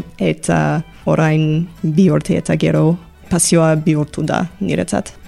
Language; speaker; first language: Basque; non-native, learner; English